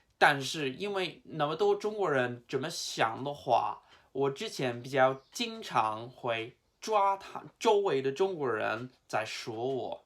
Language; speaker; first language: Chinese; non-native, fluent; English